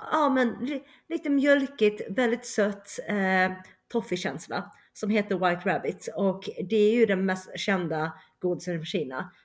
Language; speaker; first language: Swedish; early bilingual, other home language; Chinese